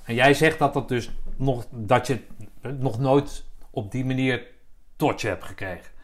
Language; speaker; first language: Dutch; native; Dutch